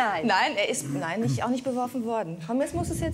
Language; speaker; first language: German; native; German